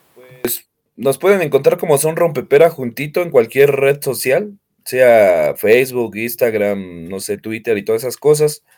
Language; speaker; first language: Spanish; native; Spanish